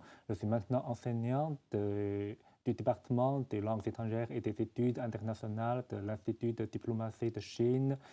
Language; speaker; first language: French; non-native, fluent; Chinese